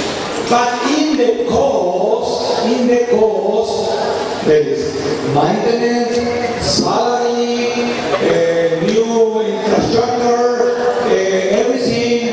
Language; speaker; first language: English; non-native, fluent; Spanish